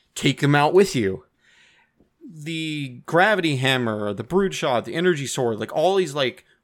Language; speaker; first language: English; native; English